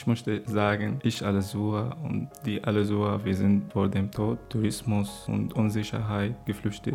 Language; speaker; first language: German; non-native, fluent; Arabic